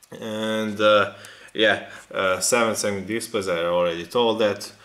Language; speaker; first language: English; non-native, fluent; Serbian